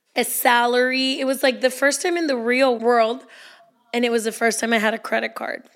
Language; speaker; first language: English; early bilingual, heritage; Spanish